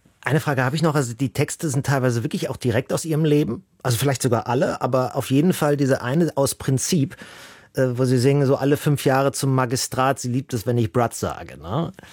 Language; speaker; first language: German; native; German